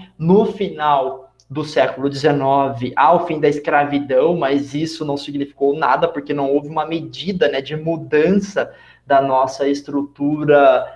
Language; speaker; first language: Portuguese; native; Portuguese